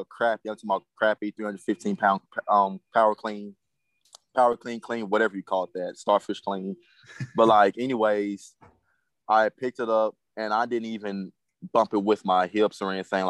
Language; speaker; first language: English; native; English